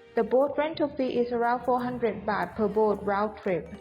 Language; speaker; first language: English; non-native, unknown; Thai